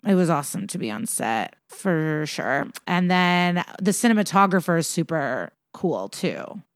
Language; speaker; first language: English; early bilingual, other home language; Russian